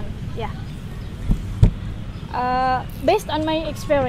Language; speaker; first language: English; non-native, learner; Indonesian